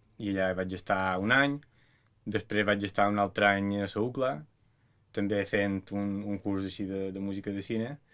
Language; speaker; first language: Catalan; native; Catalan